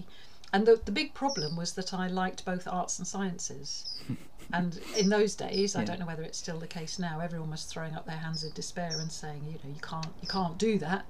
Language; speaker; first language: English; native; English